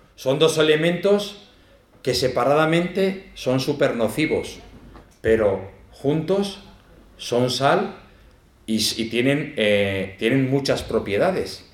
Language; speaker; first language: Spanish; native; Spanish